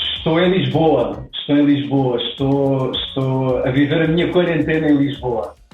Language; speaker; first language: Portuguese; native; Portuguese